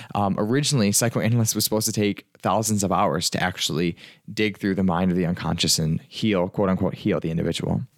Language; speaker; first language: English; early bilingual, other home language; Italian